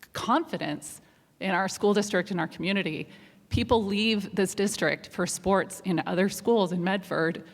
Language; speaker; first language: English; non-native, fluent; German